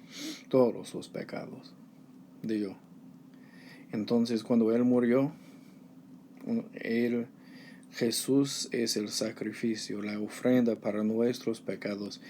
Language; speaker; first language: Spanish; non-native, learner; English